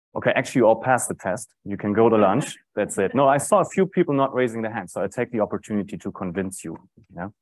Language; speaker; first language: English; non-native, fluent; German